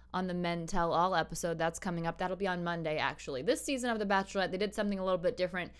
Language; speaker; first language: English; native; English